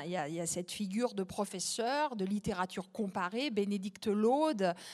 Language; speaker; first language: French; native; French